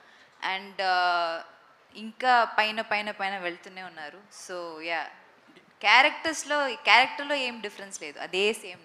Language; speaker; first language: Telugu; non-native, fluent; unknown